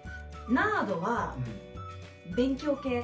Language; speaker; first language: Japanese; non-native, fluent; English